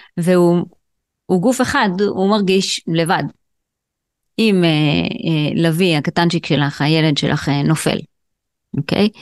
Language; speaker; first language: Hebrew; native; Hebrew